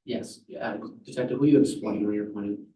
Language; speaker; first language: English; native; English